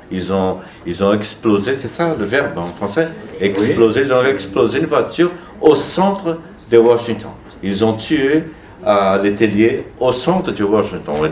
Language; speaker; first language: French; non-native, learner; Portuguese